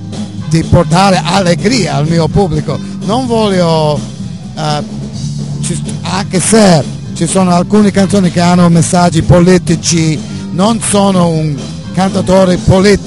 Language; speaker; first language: Italian; non-native, fluent; English